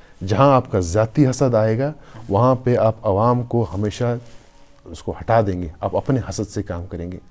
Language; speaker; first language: Urdu; non-native, local second language; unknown